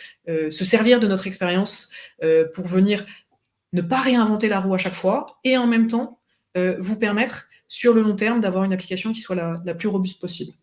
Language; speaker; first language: French; native; French